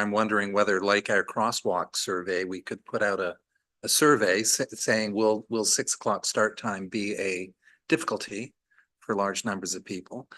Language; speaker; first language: English; native; English